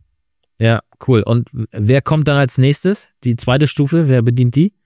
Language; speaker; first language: German; native; German